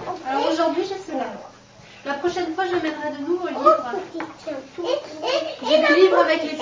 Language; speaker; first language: French; native; French